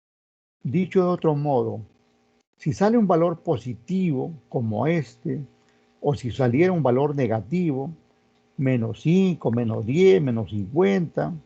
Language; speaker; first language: Spanish; native; Spanish